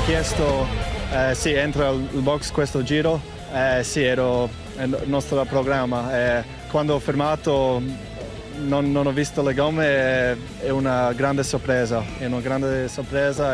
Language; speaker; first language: Italian; non-native, learner; English